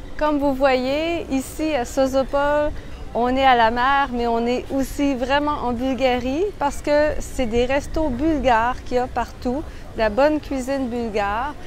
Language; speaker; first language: French; native; French